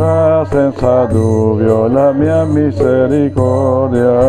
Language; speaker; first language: Italian; non-native, learner; Spanish